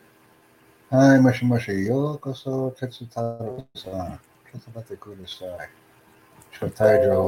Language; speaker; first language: Japanese; non-native, learner; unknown